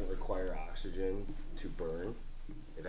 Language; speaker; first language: English; native; English